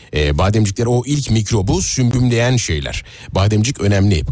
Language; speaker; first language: Turkish; native; Turkish